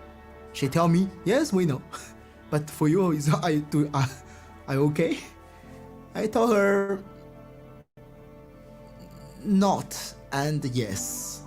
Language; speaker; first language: English; non-native, learner; Chinese